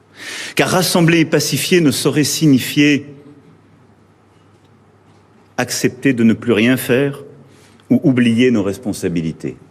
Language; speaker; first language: French; native; French